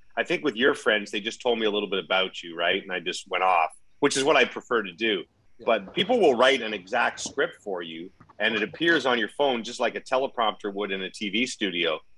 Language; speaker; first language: English; native; English